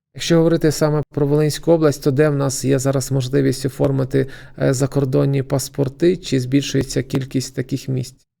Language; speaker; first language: Ukrainian; native; Ukrainian